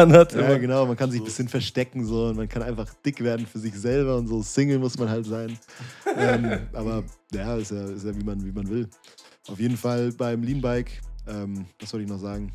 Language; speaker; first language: German; native; German